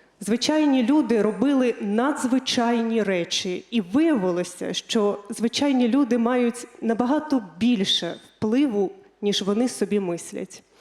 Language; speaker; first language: Ukrainian; native; Ukrainian